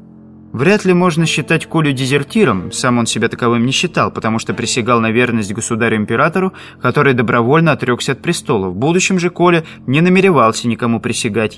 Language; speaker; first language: Russian; native; Russian